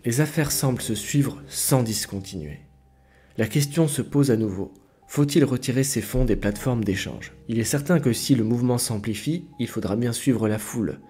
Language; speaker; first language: French; native; French